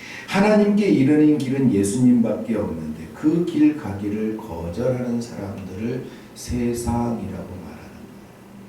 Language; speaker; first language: Korean; native; Korean